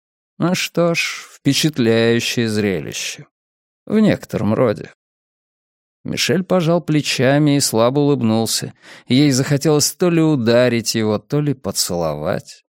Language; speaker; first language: Russian; native; Russian